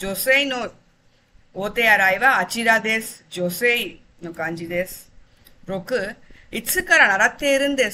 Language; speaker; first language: Japanese; non-native, fluent; Tamil